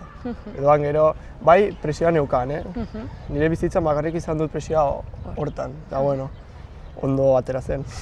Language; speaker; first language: Basque; non-native, local second language; Spanish